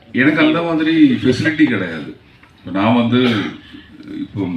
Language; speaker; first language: Tamil; non-native, learner; Malayalam